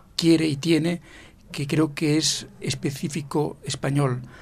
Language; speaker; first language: Spanish; native; Spanish